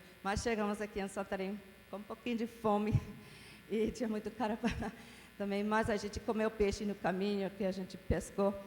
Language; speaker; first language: Portuguese; non-native, fluent; English